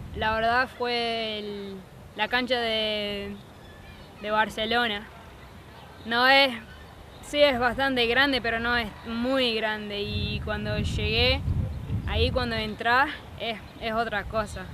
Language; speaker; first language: Spanish; non-native, fluent; English